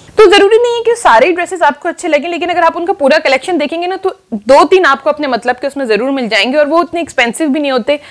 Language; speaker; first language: Urdu; native; Urdu